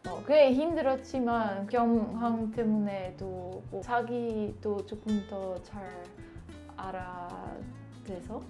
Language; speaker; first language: Korean; non-native, learner; Dutch